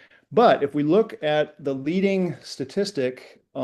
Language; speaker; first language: English; native; English